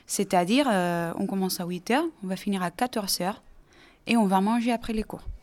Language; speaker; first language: French; non-native, fluent; Spanish